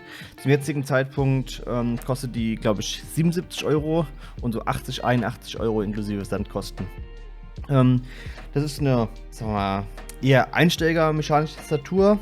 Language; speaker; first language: German; native; German